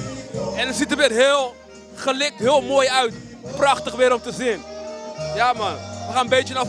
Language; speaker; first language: Dutch; native; Dutch